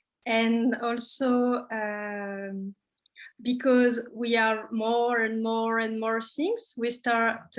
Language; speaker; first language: English; non-native, learner; French